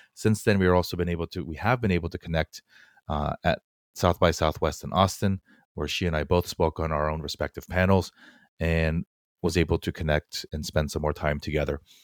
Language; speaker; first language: English; early bilingual, other home language; Korean